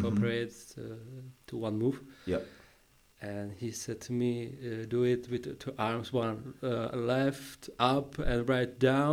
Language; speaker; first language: English; non-native, learner; Czech